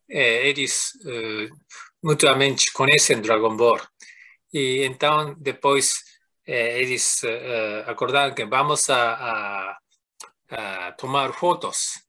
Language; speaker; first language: Spanish; non-native, fluent; Japanese